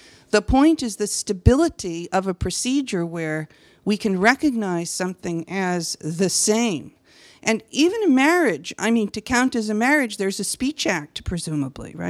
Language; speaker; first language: English; native; English